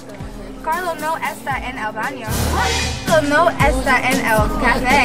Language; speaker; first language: Spanish; non-native, learner; English